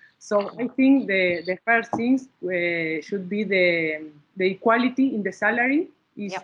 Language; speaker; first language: English; non-native, learner; Spanish